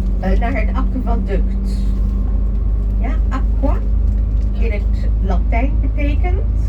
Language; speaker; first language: Dutch; non-native, fluent; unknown